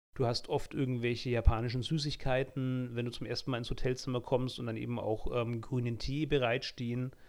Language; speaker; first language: German; native; German